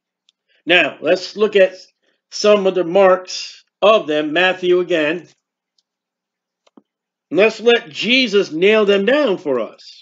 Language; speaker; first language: English; native; English